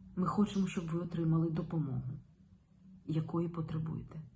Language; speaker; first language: Ukrainian; non-native, local second language; Russian